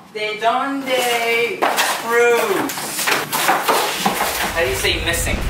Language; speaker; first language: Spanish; non-native, learner; English